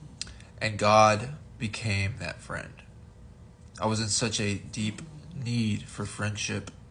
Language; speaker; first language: English; native; English